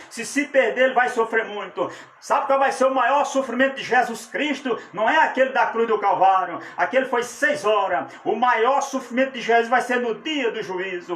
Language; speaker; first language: Portuguese; native; Portuguese